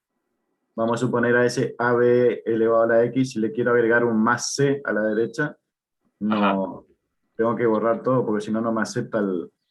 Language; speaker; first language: Spanish; native; Spanish